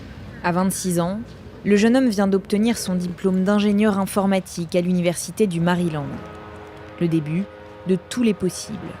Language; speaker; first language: French; native; French